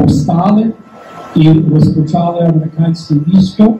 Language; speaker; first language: Ukrainian; early bilingual, heritage; Ukrainian